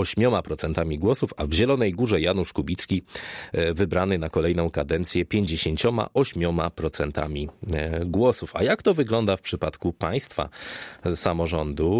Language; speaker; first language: Polish; native; Polish